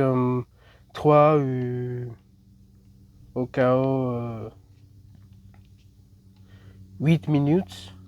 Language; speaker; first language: French; non-native, learner; English